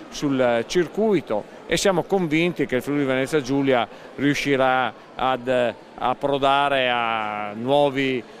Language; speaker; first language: Italian; native; Italian